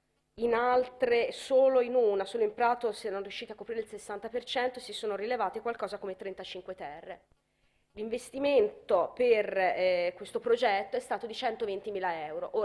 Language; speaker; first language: Italian; native; Italian